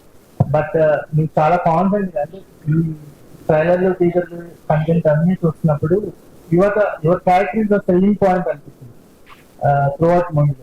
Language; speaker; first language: Telugu; native; Telugu